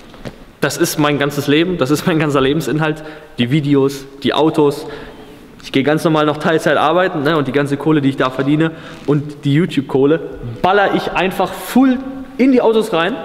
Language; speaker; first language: German; native; German